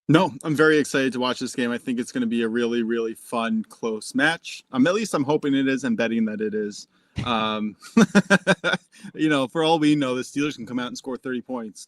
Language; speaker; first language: English; native; English